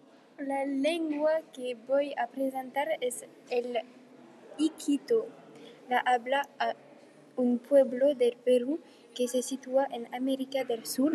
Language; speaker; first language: Spanish; non-native, learner; French